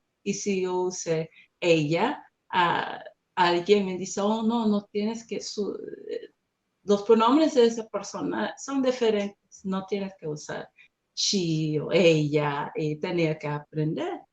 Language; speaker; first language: Spanish; non-native, learner; English